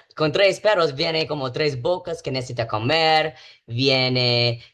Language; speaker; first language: Spanish; non-native, learner; English